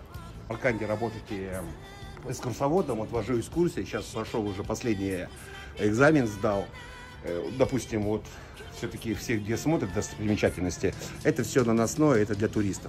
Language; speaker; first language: Russian; native; Russian